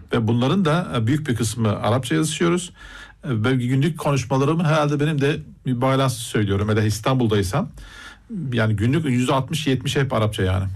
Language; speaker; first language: Turkish; native; Turkish